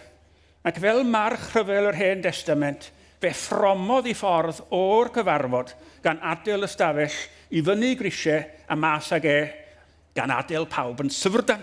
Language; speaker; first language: Welsh; native; Welsh